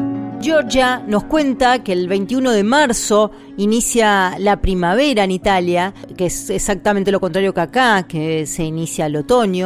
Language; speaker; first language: Spanish; native; Spanish